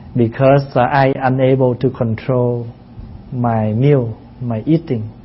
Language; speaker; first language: English; non-native, fluent; Vietnamese